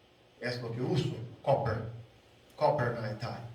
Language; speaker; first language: Spanish; non-native, learner; Portuguese